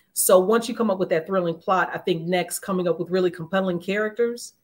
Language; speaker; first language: English; native; English